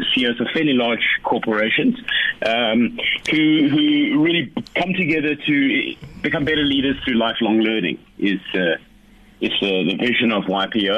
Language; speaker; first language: English; native; English